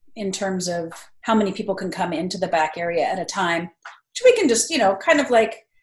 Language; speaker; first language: English; native; English